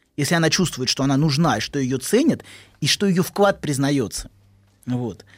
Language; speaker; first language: Russian; native; Russian